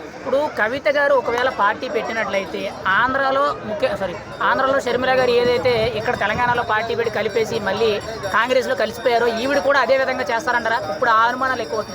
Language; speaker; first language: Telugu; native; Telugu